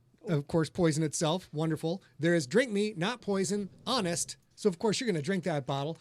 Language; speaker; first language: English; native; English